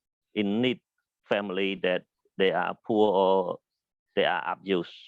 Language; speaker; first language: English; non-native, learner; Khmer